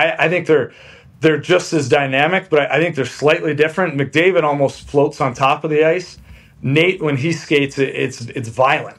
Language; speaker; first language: English; native; English